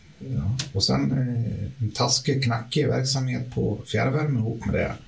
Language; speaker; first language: Swedish; native; Swedish